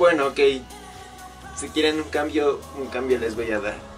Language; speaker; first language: Spanish; native; Spanish